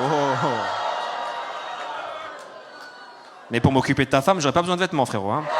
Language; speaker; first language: French; native; French